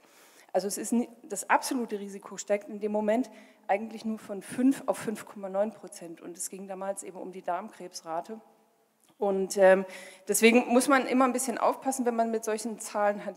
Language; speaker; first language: German; native; German